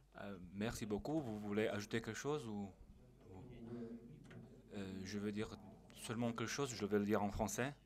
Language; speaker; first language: French; non-native, fluent; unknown